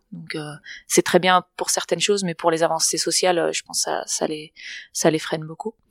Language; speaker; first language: French; non-native, fluent; Catalan